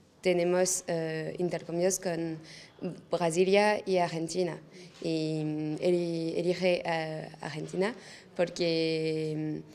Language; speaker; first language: Spanish; non-native, learner; French